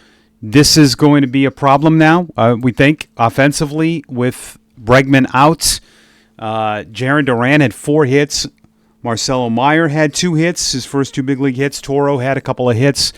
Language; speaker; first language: English; native; English